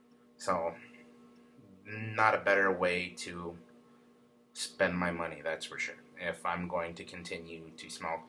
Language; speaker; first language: English; native; English